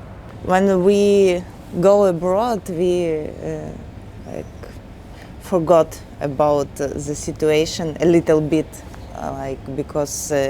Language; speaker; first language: English; non-native, learner; Ukrainian